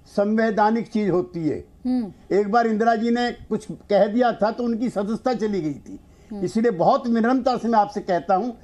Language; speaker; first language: Hindi; native; Hindi